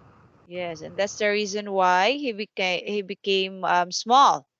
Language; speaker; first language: English; non-native, fluent; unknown